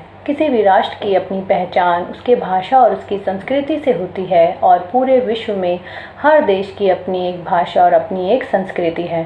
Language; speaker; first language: Hindi; native; Hindi